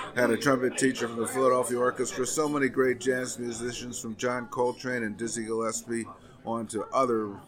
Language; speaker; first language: English; native; English